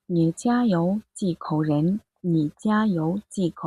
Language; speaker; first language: Chinese; non-native, fluent; Mongolian